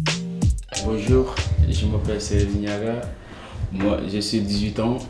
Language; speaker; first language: French; non-native, learner; Portuguese